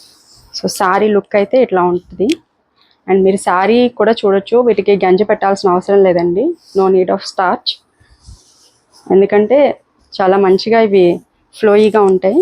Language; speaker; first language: Telugu; native; Telugu